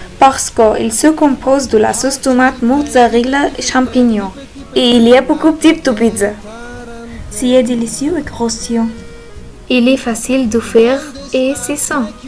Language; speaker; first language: French; non-native, learner; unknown